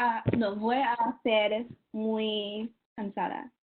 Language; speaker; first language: Spanish; non-native, learner; English